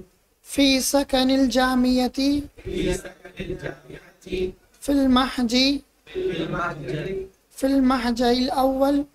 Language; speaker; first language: Arabic; non-native, learner; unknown